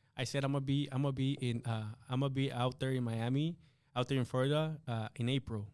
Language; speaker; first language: English; early bilingual, other home language; Spanish